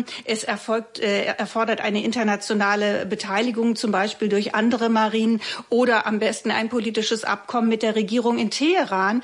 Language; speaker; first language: German; native; German